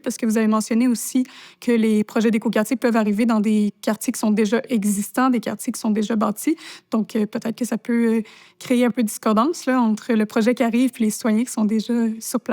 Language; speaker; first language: French; native; French